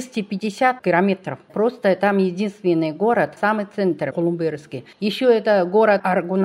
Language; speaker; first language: Russian; non-native, learner; Chinese